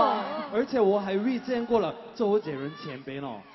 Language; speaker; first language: Chinese; non-native, fluent; Korean